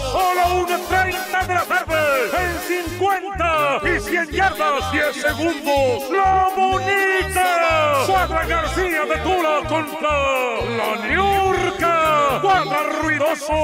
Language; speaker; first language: Spanish; native; Spanish